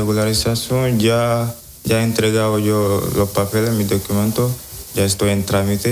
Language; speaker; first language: Spanish; non-native, learner; Wolof